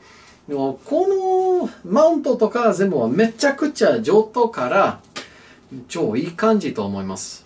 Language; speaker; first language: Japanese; non-native, learner; English